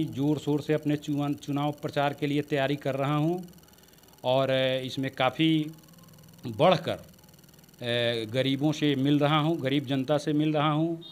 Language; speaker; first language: Hindi; native; Hindi